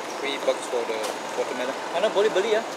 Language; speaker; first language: English; non-native, local second language; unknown